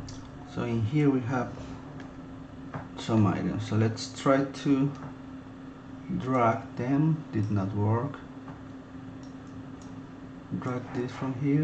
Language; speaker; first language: English; non-native, fluent; Spanish